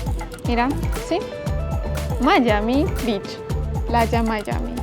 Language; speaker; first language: Spanish; non-native, fluent; Polish